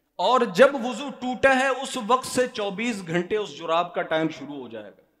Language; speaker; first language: Urdu; non-native, local second language; Punjabi